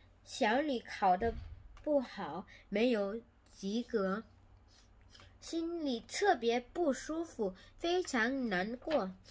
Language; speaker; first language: Chinese; non-native, learner; Korean